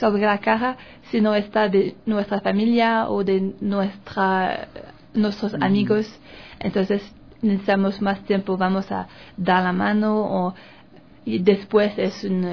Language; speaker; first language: Spanish; non-native, learner; French